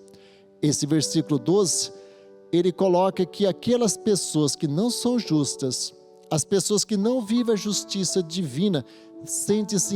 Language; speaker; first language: Portuguese; native; Portuguese